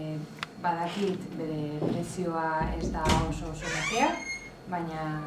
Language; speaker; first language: Basque; non-native, learner; Spanish